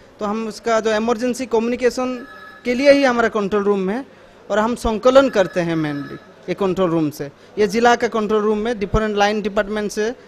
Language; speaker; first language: Hindi; non-native, local second language; Gujarati